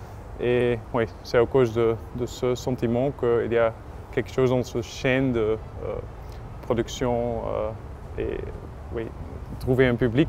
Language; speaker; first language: French; non-native, local second language; Dutch